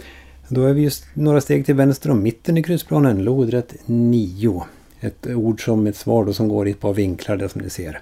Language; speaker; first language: Swedish; native; Swedish